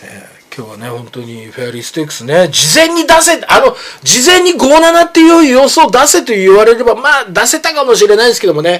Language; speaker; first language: Japanese; native; Japanese